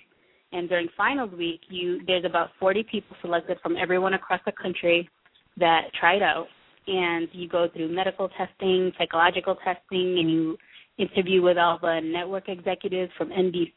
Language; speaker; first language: English; native; English